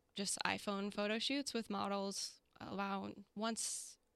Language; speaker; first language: English; native; English